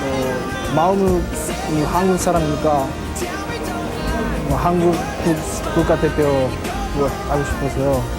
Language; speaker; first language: Korean; non-native, fluent; Japanese